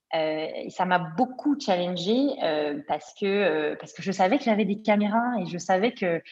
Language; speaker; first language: French; native; French